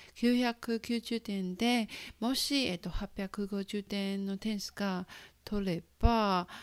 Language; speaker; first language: Japanese; non-native, fluent; Chinese